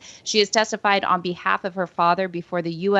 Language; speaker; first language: English; native; English